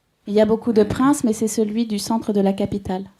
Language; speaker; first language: French; native; French